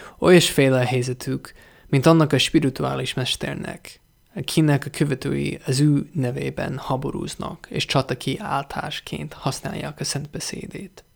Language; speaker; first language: Hungarian; non-native, fluent; English